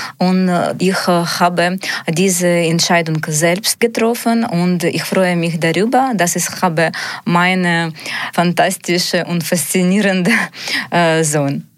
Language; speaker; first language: German; non-native, learner; Ukrainian